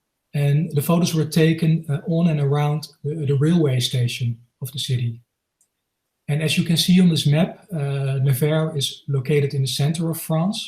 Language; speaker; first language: English; non-native, fluent; Dutch